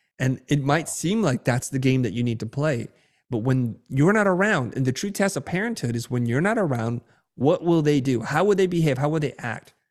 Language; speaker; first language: English; early bilingual, other home language; Vietnamese